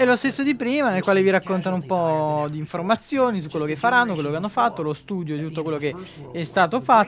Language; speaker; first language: Italian; native; Italian